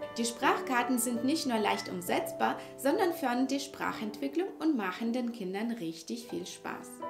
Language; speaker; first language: German; non-native, fluent; Russian